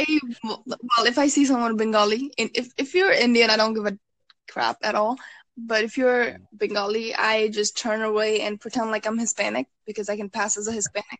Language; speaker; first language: English; early bilingual, other home language; Bangla